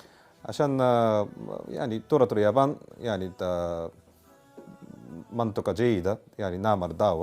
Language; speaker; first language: Arabic; non-native, learner; Japanese